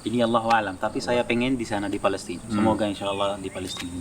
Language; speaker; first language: Indonesian; non-native, fluent; Arabic